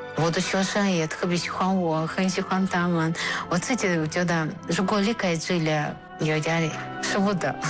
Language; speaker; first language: Chinese; non-native, fluent; Russian